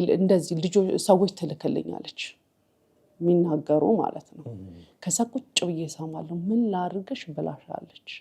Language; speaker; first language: Amharic; native; Amharic